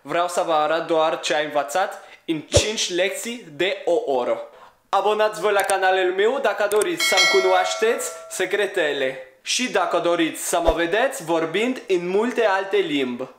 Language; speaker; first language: Romanian; non-native, learner; French